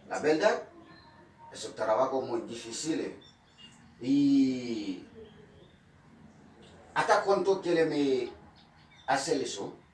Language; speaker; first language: Spanish; non-native, learner; Haitian Creole